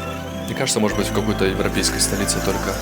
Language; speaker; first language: Russian; native; Russian